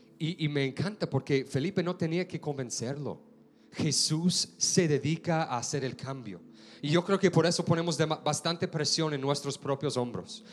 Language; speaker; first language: Spanish; non-native, fluent; English